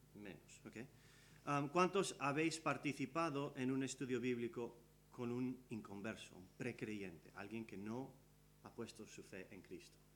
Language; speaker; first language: Spanish; early bilingual, other home language; English